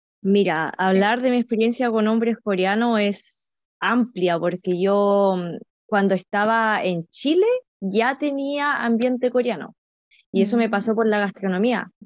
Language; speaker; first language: Spanish; native; Spanish